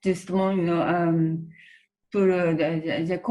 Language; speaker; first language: French; non-native, learner; Japanese